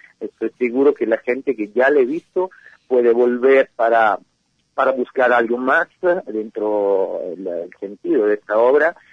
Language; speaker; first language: Spanish; non-native, fluent; Italian